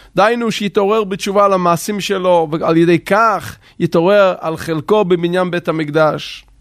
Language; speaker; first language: Hebrew; non-native, local second language; Yiddish